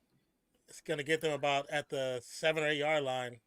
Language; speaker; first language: English; native; English